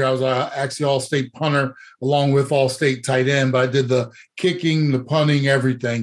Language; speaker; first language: English; native; English